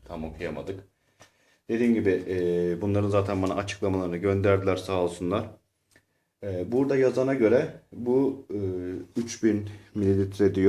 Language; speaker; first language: Turkish; native; Turkish